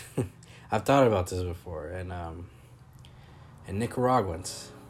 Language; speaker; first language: English; native; English